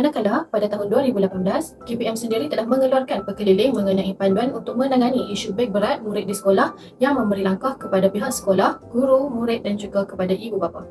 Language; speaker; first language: Malay; native; Malay